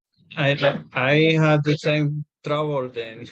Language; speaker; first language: English; non-native, learner; Spanish